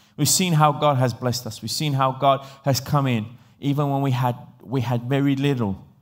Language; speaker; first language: English; native; English